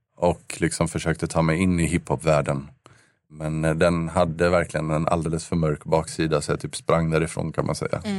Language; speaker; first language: Swedish; native; Swedish